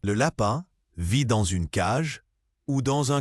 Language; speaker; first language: French; non-native, learner; Arabic